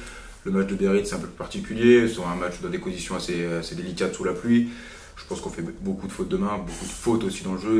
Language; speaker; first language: French; native; French